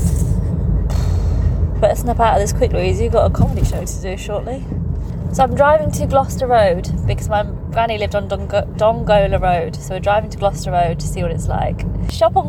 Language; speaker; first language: English; non-native, local second language; Polish